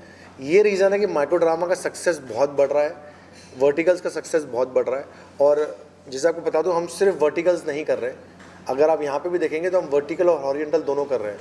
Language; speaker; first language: Hindi; native; Hindi